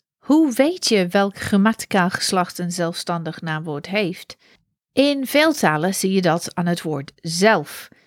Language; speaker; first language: Dutch; non-native, fluent; English